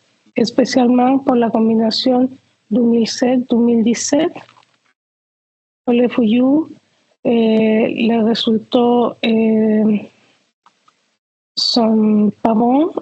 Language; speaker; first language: French; non-native, fluent; Spanish